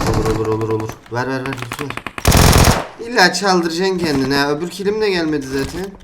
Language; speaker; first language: Turkish; native; Turkish